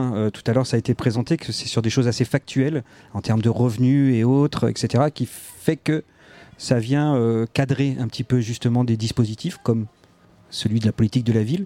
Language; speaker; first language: French; native; French